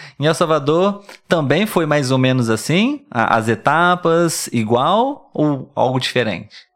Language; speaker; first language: Portuguese; native; Portuguese